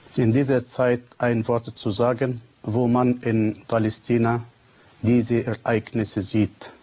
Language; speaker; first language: German; non-native, fluent; Arabic